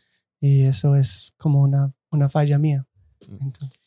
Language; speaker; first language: Spanish; non-native, fluent; English